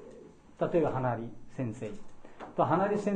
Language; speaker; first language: Japanese; non-native, fluent; Bangla